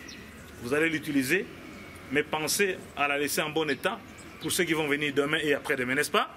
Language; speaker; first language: French; non-native, local second language; Kongo